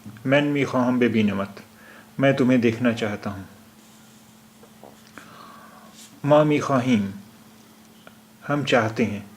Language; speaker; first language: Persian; non-native, fluent; Urdu